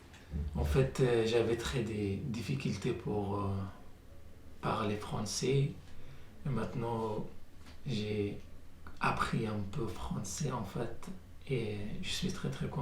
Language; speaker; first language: French; non-native, learner; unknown